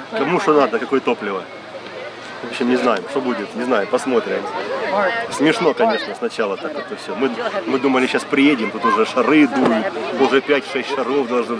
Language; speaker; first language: Russian; native; Russian